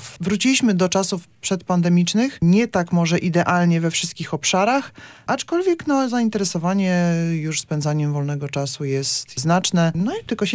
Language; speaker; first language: Polish; native; Polish